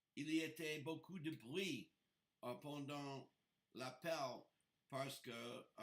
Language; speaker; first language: French; non-native, learner; English